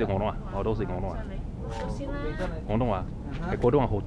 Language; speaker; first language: Cantonese; non-native, learner; English